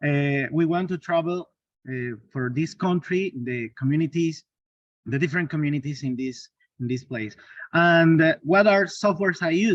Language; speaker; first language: English; non-native, learner; Spanish